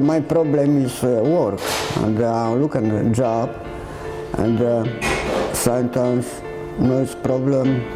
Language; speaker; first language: English; non-native, learner; Polish